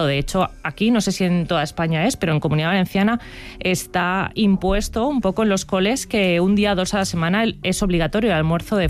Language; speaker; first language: Spanish; native; Spanish